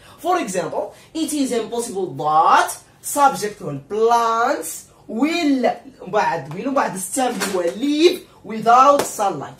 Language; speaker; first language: English; non-native, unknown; Arabic